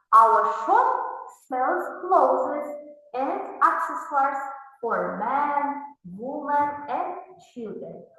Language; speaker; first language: English; non-native, fluent; Kazakh